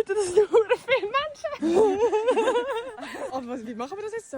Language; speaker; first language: German; native; German